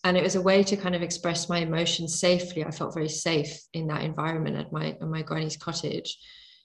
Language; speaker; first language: English; native; English